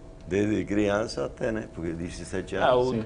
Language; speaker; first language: Portuguese; native; Portuguese